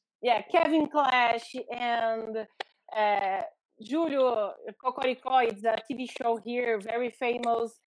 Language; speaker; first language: English; non-native, learner; Portuguese